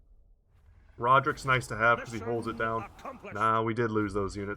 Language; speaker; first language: English; native; English